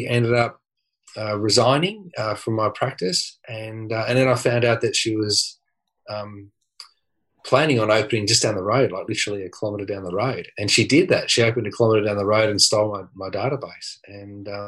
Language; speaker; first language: English; native; English